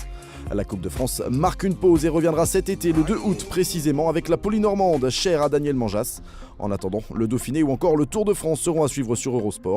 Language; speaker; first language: French; native; French